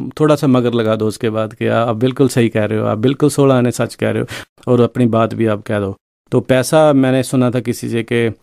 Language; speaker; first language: Hindi; non-native, local second language; Punjabi